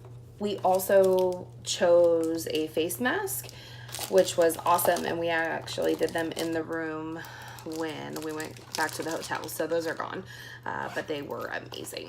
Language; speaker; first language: English; native; English